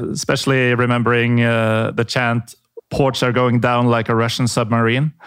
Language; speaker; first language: English; non-native, fluent; Norwegian